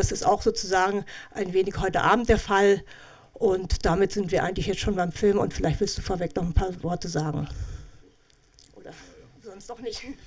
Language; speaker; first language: German; native; German